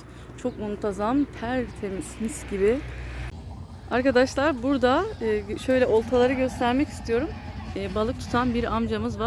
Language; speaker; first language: Turkish; native; Turkish